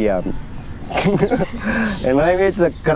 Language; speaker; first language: English; non-native, fluent; Indonesian